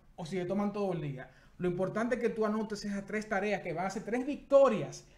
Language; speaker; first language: Spanish; native; Spanish